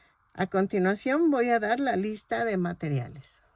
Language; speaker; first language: Spanish; native; Spanish